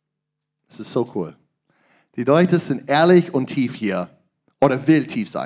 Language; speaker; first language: German; non-native, learner; English